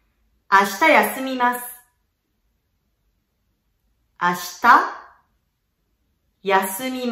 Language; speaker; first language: Japanese; non-native, fluent; French